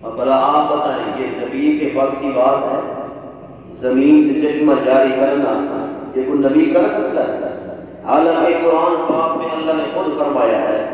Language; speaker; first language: Urdu; non-native, local second language; Saraiki